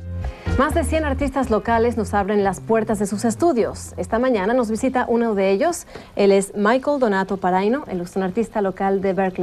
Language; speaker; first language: Spanish; native; Spanish